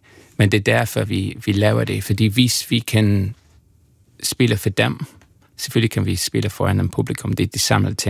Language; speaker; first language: Danish; non-native, learner; English